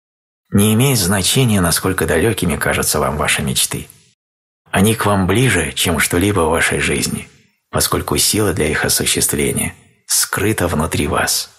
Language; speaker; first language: Russian; native; Russian